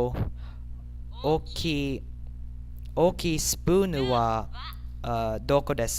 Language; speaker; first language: Japanese; non-native, learner; English